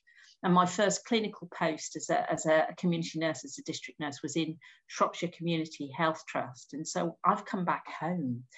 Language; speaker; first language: English; native; English